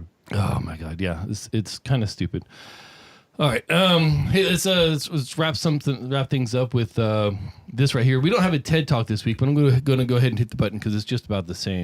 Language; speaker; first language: English; native; English